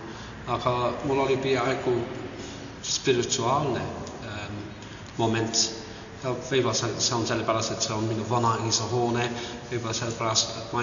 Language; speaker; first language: Estonian; early bilingual, heritage; English